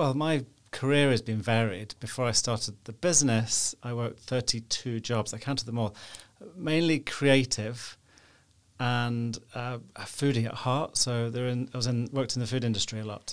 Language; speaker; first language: English; native; English